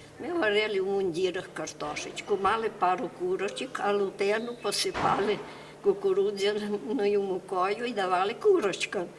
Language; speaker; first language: Ukrainian; native; Ukrainian